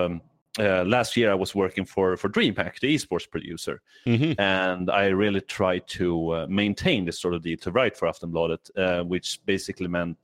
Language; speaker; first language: English; non-native, fluent; Swedish